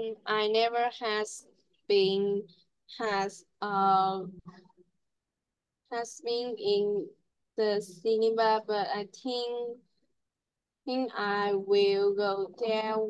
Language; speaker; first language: English; non-native, learner; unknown